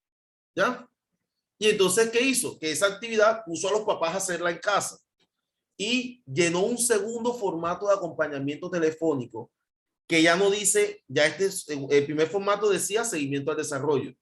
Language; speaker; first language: Spanish; native; Spanish